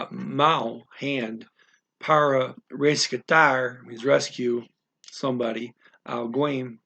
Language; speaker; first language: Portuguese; non-native, learner; English